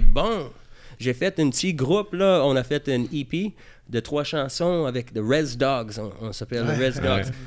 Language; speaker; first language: French; early bilingual, heritage; French